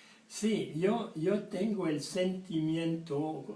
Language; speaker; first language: Spanish; non-native, fluent; French